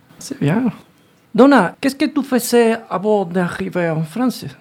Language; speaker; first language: French; non-native, learner; Spanish